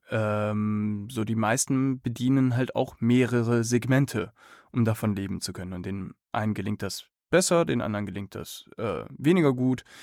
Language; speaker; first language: German; native; German